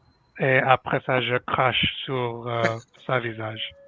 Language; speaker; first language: French; non-native, learner; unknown